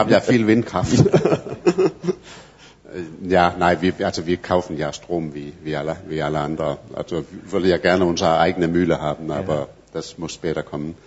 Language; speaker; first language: German; non-native, fluent; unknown